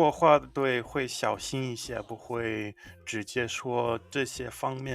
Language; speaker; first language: Chinese; non-native, fluent; English